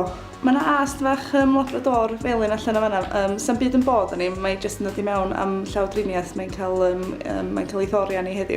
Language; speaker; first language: Welsh; native; Welsh